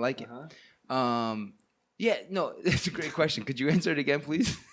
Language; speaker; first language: English; native; English